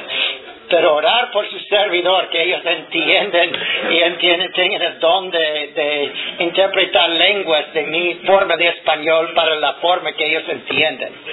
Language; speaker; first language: Spanish; non-native, fluent; English